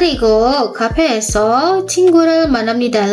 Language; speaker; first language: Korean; non-native, fluent; Indonesian